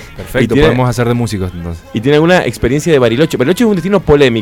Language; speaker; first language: Spanish; native; Spanish